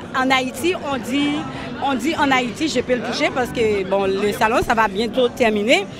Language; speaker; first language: French; non-native, local second language; Haitian Creole